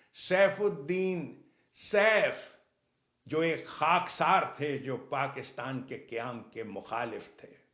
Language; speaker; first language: Urdu; native; Urdu